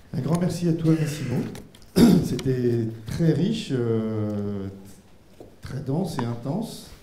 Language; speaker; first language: French; native; French